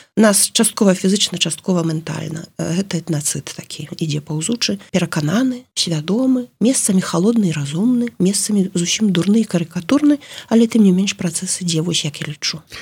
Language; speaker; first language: Belarusian; native; Belarusian